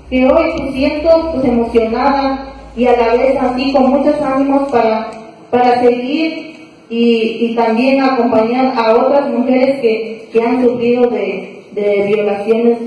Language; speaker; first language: Spanish; non-native, fluent; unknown